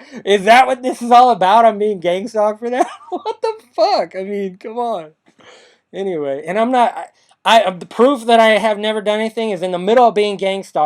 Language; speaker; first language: English; native; English